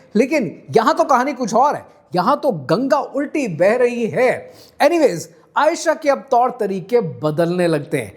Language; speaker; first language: Urdu; non-native, local second language; Punjabi